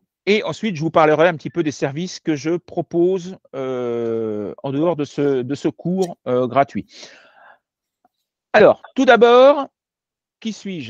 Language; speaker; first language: French; native; French